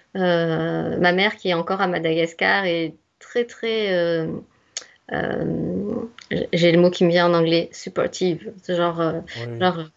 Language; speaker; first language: French; native; French